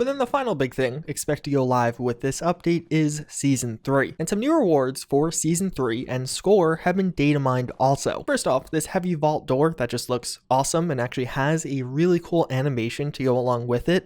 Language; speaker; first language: English; native; English